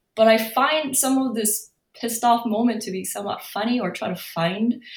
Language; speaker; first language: English; non-native, fluent; Korean